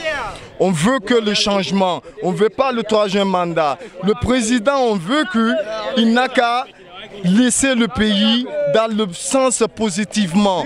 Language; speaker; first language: French; non-native, local second language; Fula